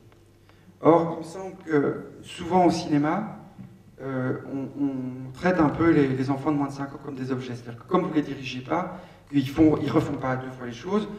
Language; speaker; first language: French; native; French